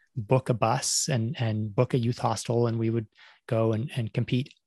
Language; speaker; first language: English; native; English